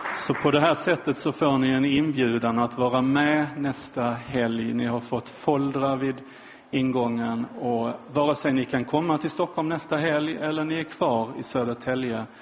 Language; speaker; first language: Swedish; non-native, fluent; German